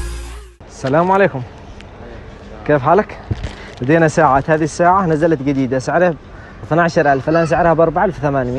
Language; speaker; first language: Arabic; native; Arabic